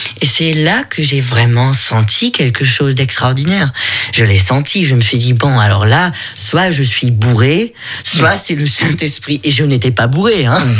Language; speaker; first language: French; non-native, fluent; German